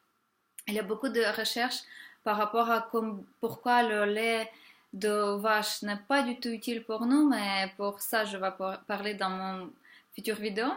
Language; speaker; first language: French; non-native, fluent; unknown